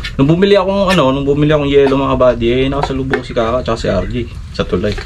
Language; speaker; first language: Filipino; non-native, local second language; Cebuano